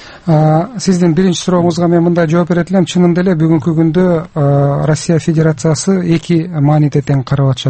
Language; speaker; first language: Kyrgyz; native; Kyrgyz